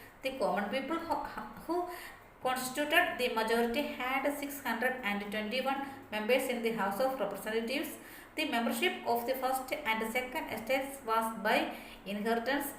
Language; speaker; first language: English; non-native, local second language; Malayalam